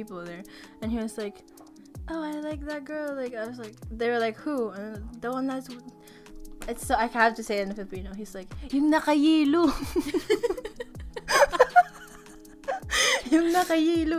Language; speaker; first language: English; non-native, local second language; Filipino